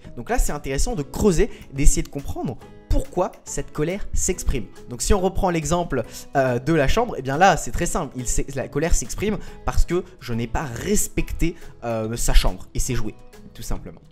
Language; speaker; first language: French; native; French